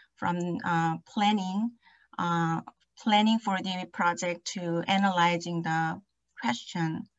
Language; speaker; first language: English; non-native, fluent; Korean